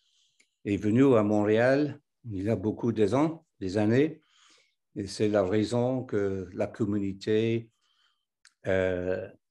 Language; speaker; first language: French; non-native, fluent; English